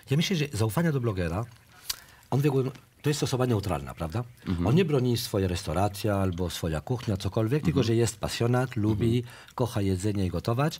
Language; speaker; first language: Polish; non-native, fluent; French